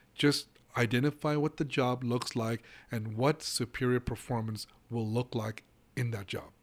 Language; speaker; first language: English; non-native, local second language; Malayalam